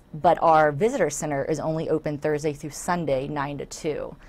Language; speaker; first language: English; native; English